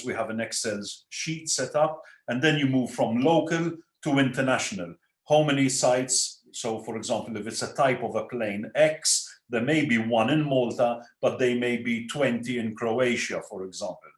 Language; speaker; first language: English; non-native, local second language; Maltese